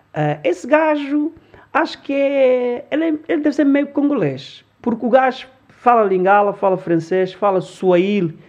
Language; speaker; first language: Portuguese; early bilingual, other home language; Lingala